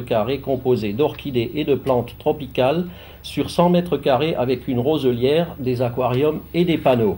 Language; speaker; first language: French; native; French